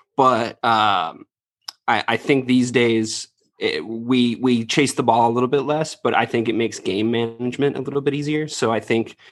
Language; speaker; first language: English; native; English